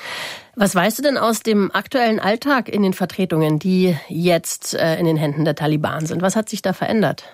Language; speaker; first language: German; native; German